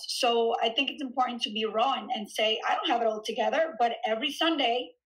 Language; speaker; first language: English; early bilingual, other home language; Spanish